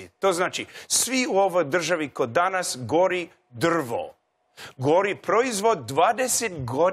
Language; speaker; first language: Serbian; non-native, learner; English